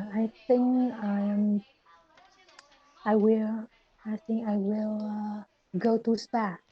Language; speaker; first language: English; non-native, learner; Vietnamese